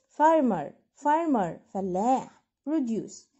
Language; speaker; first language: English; non-native, fluent; Arabic